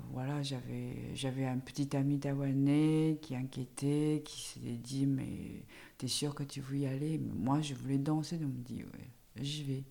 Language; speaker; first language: French; non-native, fluent; Chinese